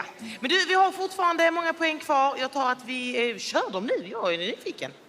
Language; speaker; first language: Swedish; native; Swedish